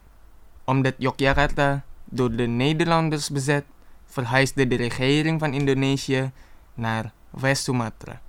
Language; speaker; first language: Dutch; non-native, fluent; Indonesian